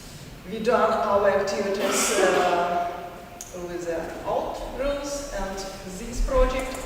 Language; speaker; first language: English; non-native, learner; Ukrainian